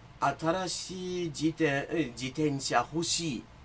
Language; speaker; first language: Japanese; non-native, fluent; English